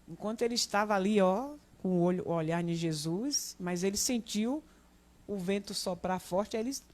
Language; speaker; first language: Portuguese; native; Portuguese